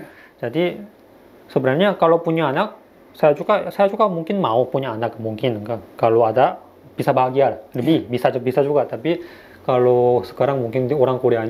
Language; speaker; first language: Indonesian; non-native, fluent; Korean